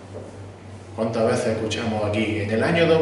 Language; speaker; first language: Spanish; native; Spanish